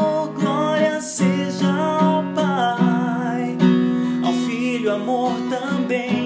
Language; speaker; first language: Portuguese; native; Portuguese